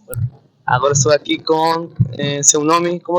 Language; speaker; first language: Spanish; non-native, fluent; Portuguese